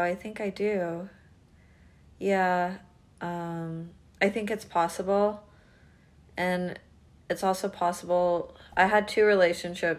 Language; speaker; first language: English; early bilingual, other home language; Chinese